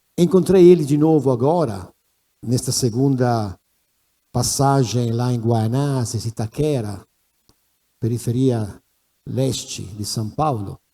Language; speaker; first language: Portuguese; non-native, fluent; Italian